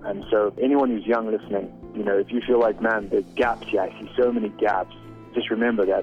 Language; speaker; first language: English; native; English